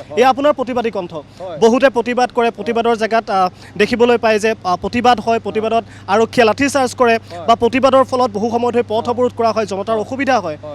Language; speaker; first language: Assamese; native; Assamese